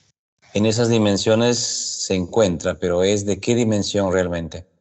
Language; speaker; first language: Spanish; native; Spanish